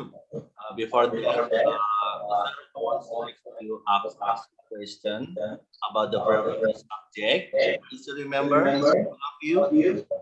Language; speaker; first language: English; non-native, learner; Indonesian